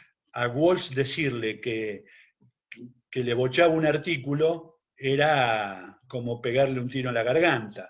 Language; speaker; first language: Spanish; native; Spanish